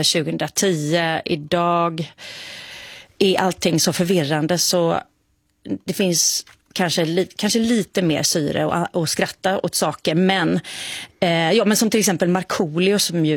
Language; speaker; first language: Swedish; native; Swedish